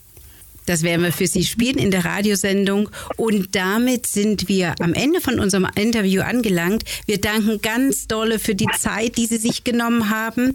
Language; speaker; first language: German; native; German